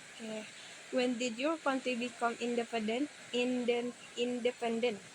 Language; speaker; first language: English; non-native, learner; Indonesian